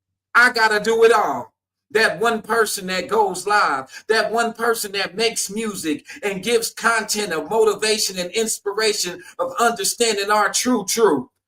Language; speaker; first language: English; native; English